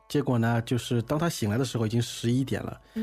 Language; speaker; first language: Chinese; native; Chinese